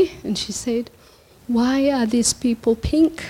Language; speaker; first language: English; non-native, local second language; Somali